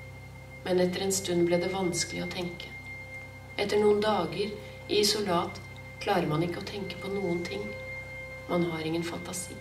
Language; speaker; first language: Norwegian; non-native, fluent; Persian